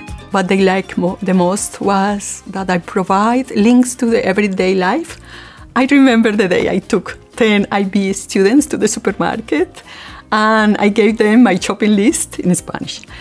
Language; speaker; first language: English; non-native, fluent; Spanish